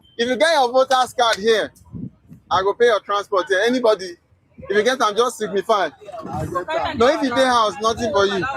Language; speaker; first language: Nigerian Pidgin; native; Nigerian Pidgin